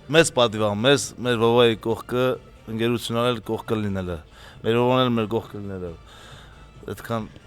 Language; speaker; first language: Armenian; native; Armenian